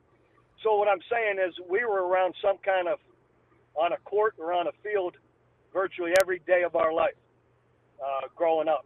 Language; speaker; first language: English; native; English